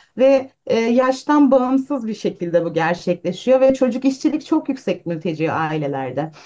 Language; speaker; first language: Turkish; native; Turkish